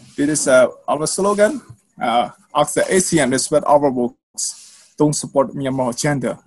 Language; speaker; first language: English; non-native, learner; Burmese